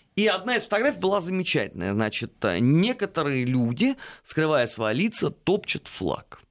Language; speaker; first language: Russian; native; Russian